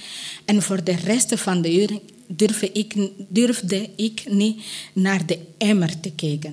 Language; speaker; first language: Dutch; non-native, learner; Spanish